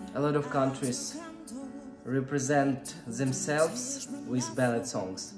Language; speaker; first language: English; non-native, learner; Russian